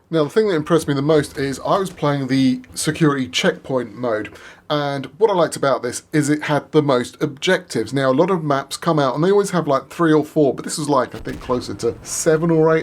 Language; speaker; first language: English; native; English